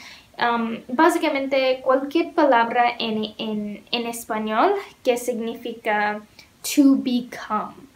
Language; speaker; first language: Spanish; non-native, learner; English